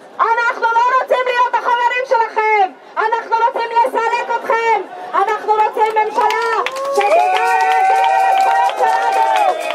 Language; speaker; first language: Hebrew; non-native, local second language; Arabic